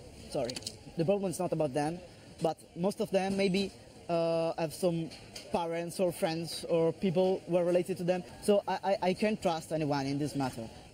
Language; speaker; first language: English; non-native, fluent; Italian